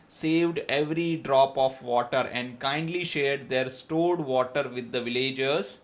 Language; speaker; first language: English; non-native, local second language; Gujarati